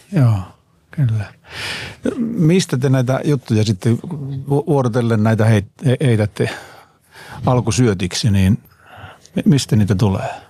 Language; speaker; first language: Finnish; native; Finnish